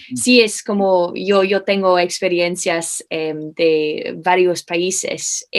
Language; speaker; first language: Spanish; non-native, fluent; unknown